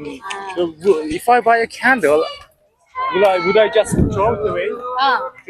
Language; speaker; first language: English; non-native, learner; Mongolian